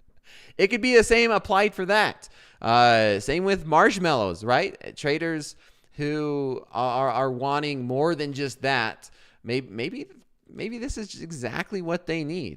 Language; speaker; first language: English; native; English